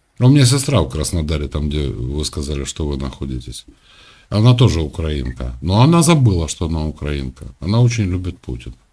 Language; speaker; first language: Russian; native; Russian